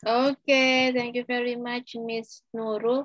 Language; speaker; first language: English; non-native, fluent; Indonesian